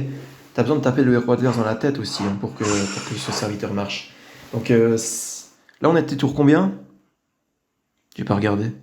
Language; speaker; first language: French; native; French